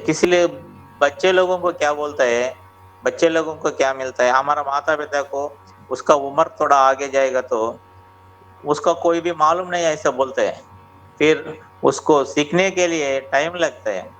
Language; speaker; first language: Hindi; non-native, local second language; Telugu